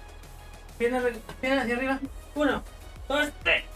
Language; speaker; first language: Spanish; non-native, learner; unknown